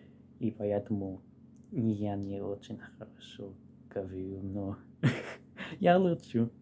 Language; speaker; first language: Russian; non-native, learner; English